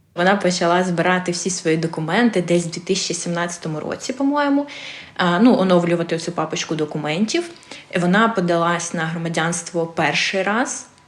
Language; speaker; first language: Ukrainian; early bilingual, other home language; Armenian